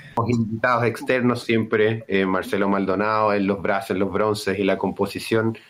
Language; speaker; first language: Spanish; native; Spanish